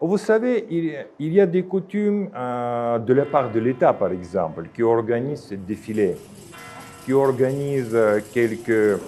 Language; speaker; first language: French; non-native, fluent; Russian